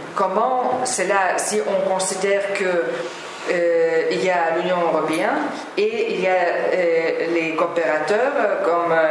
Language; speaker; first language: French; non-native, fluent; Lithuanian